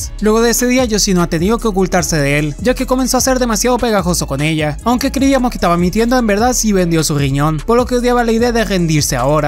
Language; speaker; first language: Spanish; native; Spanish